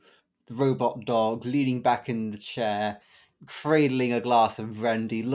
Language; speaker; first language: English; native; English